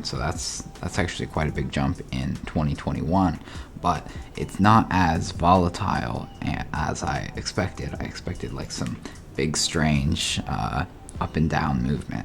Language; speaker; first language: English; native; English